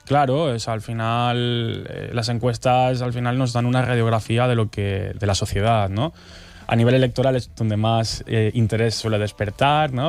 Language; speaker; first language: Spanish; native; Spanish